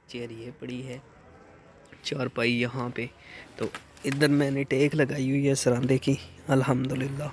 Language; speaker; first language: Urdu; non-native, local second language; Punjabi